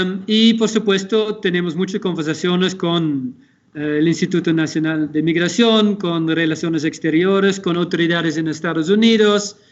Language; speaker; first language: Spanish; non-native, fluent; Dutch